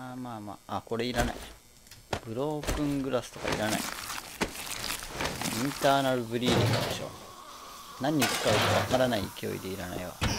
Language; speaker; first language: Japanese; native; Japanese